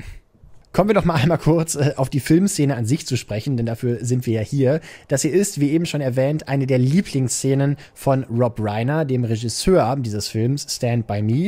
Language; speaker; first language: German; native; German